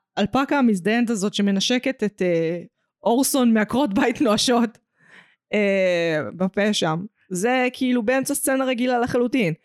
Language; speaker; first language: Hebrew; native; Hebrew